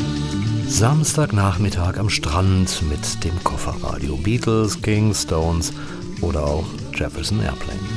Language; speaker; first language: German; native; German